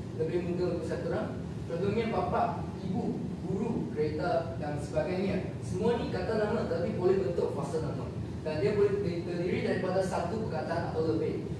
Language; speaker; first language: Malay; non-native, local second language; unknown